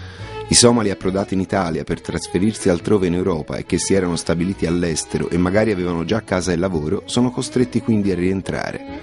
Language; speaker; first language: Italian; native; Italian